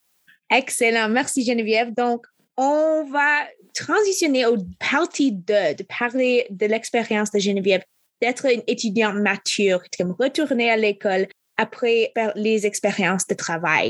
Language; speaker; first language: French; non-native, local second language; English